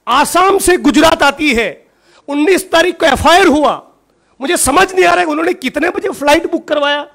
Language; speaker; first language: Hindi; non-native, local second language; Gujarati